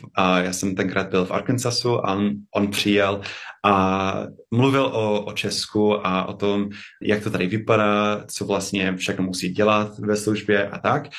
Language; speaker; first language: Czech; non-native, fluent; English